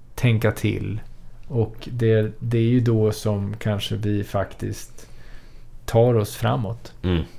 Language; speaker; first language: Swedish; native; Swedish